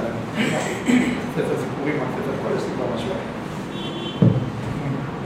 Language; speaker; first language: Hebrew; native; Hebrew